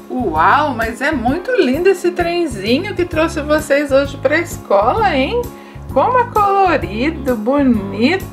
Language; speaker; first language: Portuguese; native; Portuguese